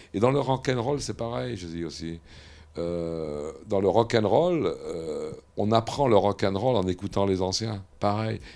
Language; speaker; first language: French; native; French